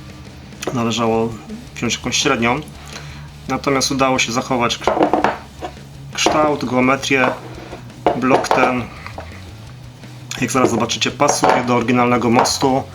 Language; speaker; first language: Polish; native; Polish